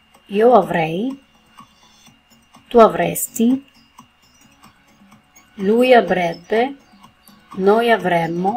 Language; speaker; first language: Italian; non-native, learner; Spanish